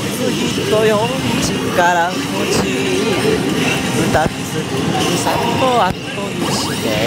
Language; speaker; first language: Japanese; native; Japanese